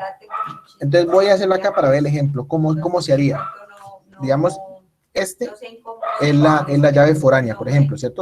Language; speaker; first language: Spanish; native; Spanish